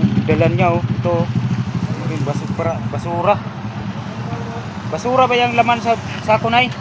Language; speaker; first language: Filipino; non-native, local second language; Cebuano